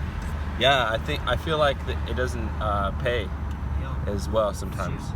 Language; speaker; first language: English; native; English